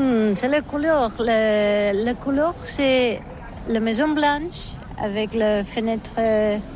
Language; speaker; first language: French; non-native, learner; Catalan